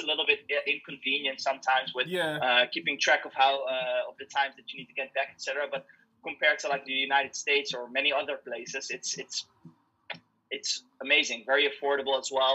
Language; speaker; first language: English; non-native, fluent; Dutch